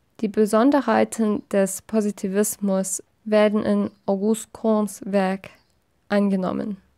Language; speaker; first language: German; non-native, fluent; English